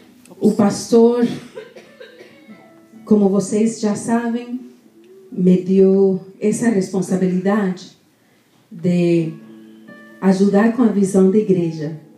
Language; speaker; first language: Portuguese; non-native, fluent; Spanish